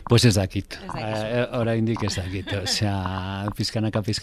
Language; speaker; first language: Basque; non-native, local second language; Spanish